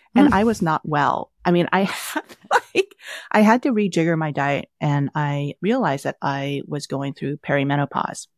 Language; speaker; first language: English; early bilingual, other home language; Vietnamese